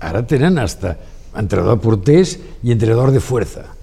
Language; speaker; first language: Spanish; non-native, local second language; Catalan